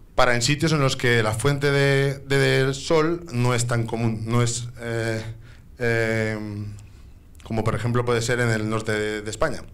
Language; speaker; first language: Spanish; native; Spanish